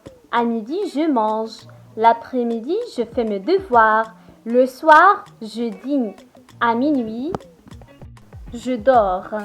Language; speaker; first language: French; non-native, local second language; Arabic